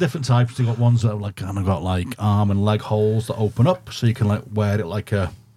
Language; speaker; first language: English; native; English